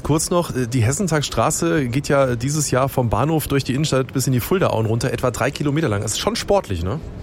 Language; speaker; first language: German; native; German